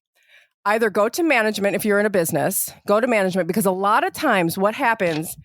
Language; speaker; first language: English; native; English